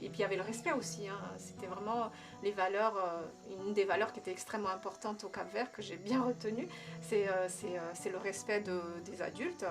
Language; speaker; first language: French; early bilingual, other home language; Kabuverdianu